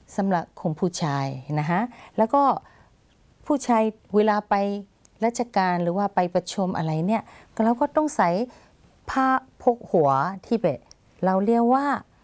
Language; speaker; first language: Thai; non-native, fluent; Burmese